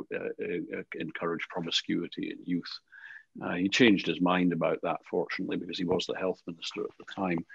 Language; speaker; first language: English; native; English